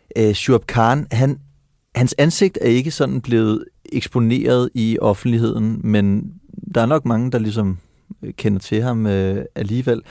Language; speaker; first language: Danish; native; Danish